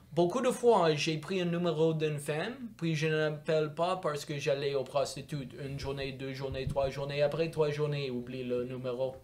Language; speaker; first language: French; non-native, local second language; English